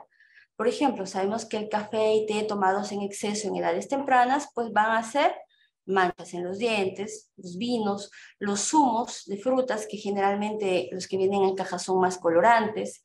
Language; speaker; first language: Spanish; native; Spanish